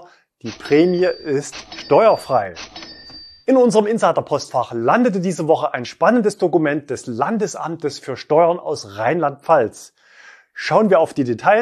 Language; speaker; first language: German; native; German